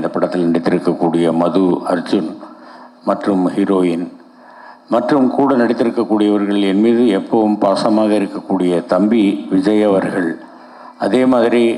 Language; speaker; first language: Tamil; native; Tamil